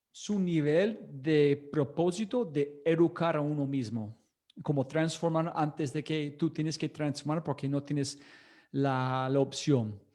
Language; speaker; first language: Spanish; non-native, fluent; English